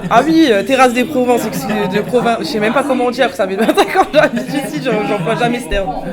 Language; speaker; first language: French; native; French